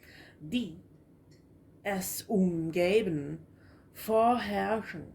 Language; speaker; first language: German; non-native, learner; English